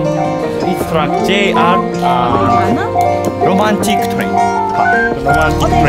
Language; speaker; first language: English; non-native, learner; Japanese